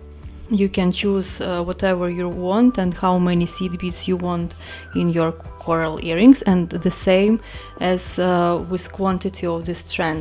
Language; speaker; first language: English; non-native, fluent; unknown